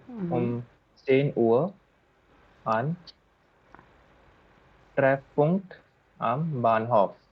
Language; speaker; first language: German; non-native, learner; Hindi